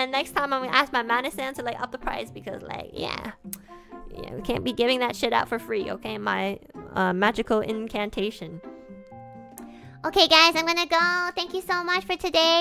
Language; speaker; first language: English; native; English